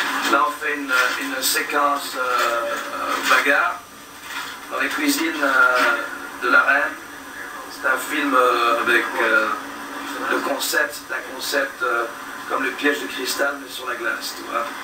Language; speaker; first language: French; native; French